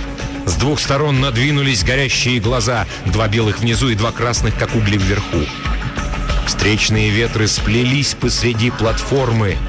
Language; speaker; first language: Russian; native; Russian